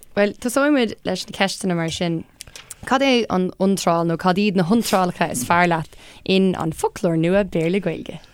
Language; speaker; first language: Irish; non-native, local second language; English